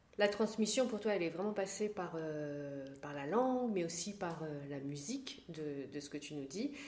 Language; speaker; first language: French; native; French